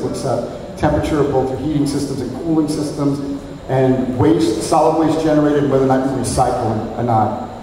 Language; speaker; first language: English; native; English